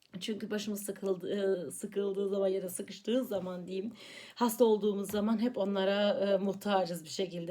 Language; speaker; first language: Turkish; early bilingual, heritage; Turkish